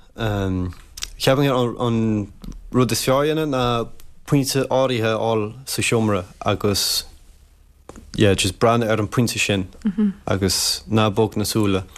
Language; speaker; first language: Irish; early bilingual, other home language; French